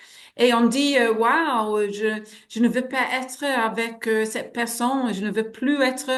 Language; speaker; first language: French; non-native, fluent; English